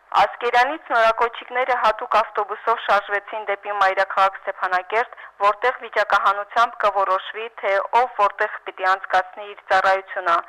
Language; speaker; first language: Armenian; native; Armenian